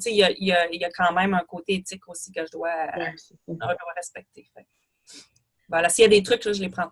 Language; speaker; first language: French; native; French